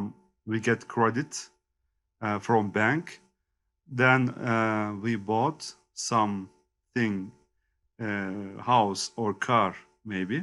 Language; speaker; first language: English; non-native, learner; Turkish